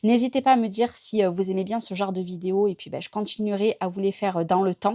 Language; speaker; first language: French; native; French